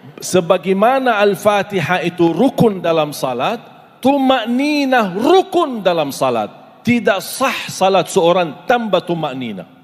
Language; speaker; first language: Malay; non-native, fluent; Arabic